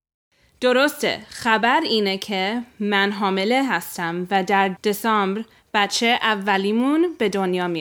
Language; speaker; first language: Persian; early bilingual, heritage; Persian